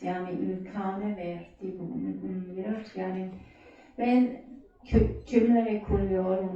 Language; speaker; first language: Turkish; non-native, learner; German